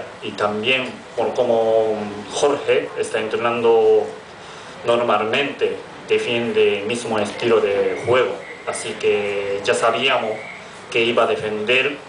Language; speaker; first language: Spanish; non-native, fluent; Japanese